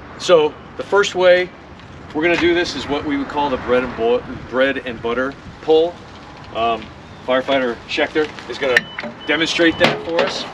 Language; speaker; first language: English; native; English